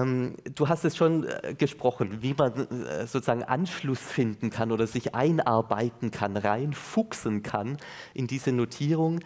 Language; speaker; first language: German; native; German